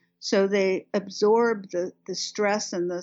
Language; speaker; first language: English; native; English